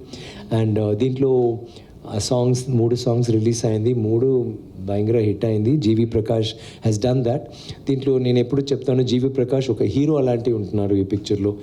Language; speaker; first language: Telugu; non-native, learner; Tamil